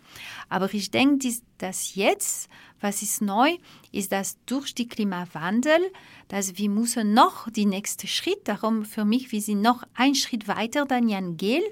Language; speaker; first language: German; non-native, fluent; Dutch